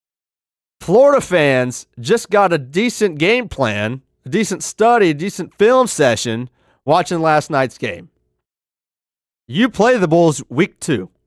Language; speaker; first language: English; native; English